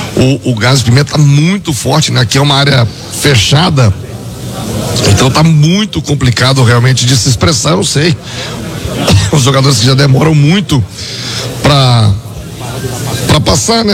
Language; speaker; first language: Portuguese; native; Portuguese